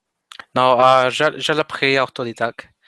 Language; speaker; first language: French; non-native, learner; Spanish